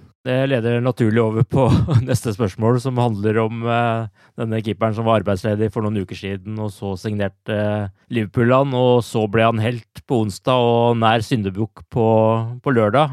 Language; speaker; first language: Norwegian; native; Norwegian